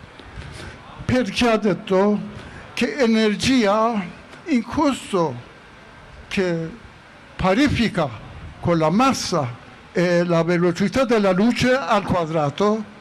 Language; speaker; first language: Italian; non-native, fluent; Persian